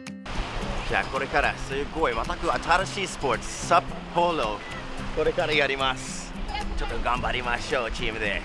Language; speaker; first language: Japanese; non-native, fluent; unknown